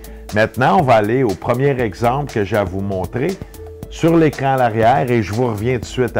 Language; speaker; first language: French; native; French